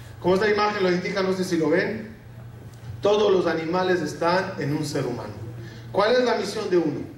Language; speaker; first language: Spanish; non-native, fluent; Arabic